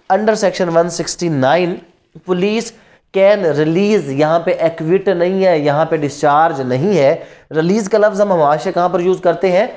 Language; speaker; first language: Urdu; non-native, local second language; Punjabi